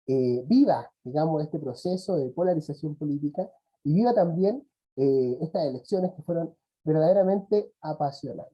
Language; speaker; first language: Spanish; native; Spanish